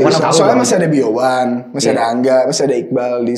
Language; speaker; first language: Indonesian; native; Indonesian